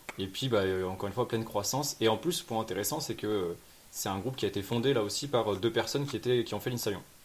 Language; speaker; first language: French; native; French